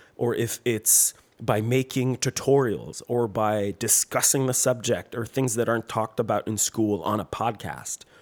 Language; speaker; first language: English; non-native, fluent; French